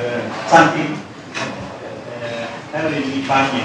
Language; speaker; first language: Chinese; non-native, learner; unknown